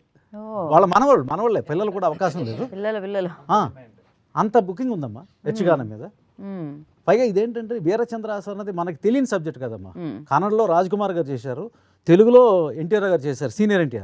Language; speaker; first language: Telugu; native; Telugu